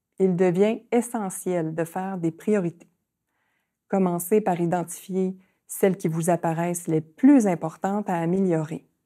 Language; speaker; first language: French; native; French